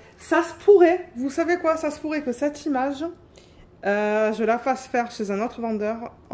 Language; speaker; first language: French; native; French